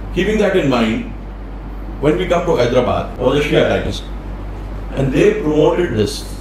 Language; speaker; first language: English; non-native, local second language; Urdu